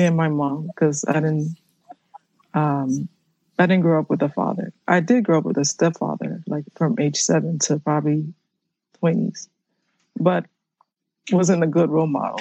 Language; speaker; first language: English; early bilingual, other home language; Haitian Creole